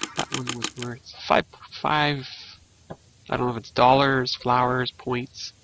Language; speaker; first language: English; native; English